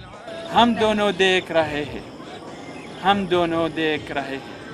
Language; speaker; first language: Hindi; non-native, fluent; Arabic